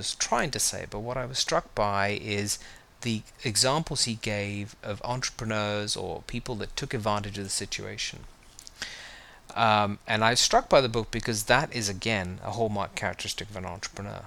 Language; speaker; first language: English; native; English